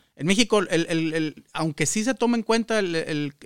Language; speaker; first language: Spanish; native; Spanish